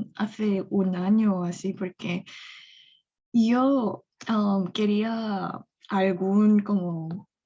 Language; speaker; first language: Spanish; non-native, fluent; Korean